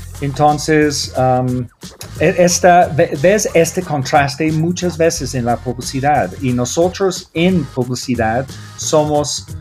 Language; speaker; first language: Spanish; non-native, learner; English